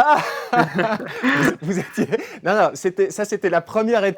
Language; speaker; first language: French; native; French